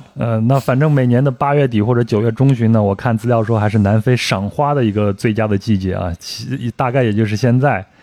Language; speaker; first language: Chinese; native; Chinese